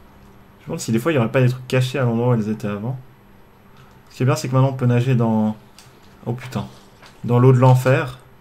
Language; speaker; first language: French; native; French